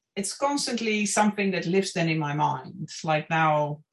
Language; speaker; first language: English; non-native, fluent; Dutch